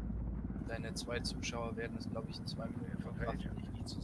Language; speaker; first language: German; native; German